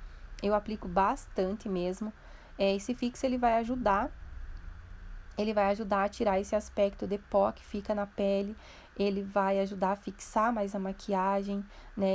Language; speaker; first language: Portuguese; native; Portuguese